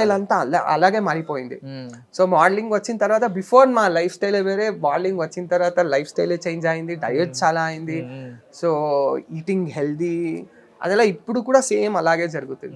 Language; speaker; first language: Telugu; non-native, learner; Kannada